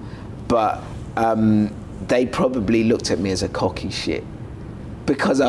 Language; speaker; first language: English; native; English